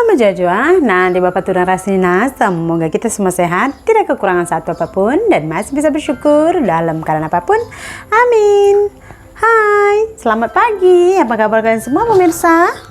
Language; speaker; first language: Indonesian; native; Indonesian